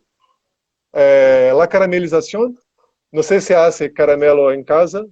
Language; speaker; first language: Spanish; non-native, learner; Portuguese